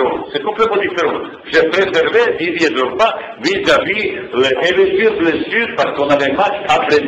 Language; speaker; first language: French; non-native, fluent; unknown